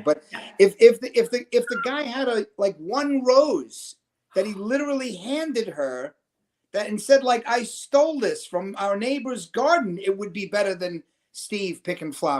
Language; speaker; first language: English; native; English